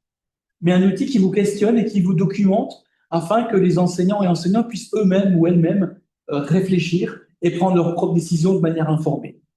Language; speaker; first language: French; native; French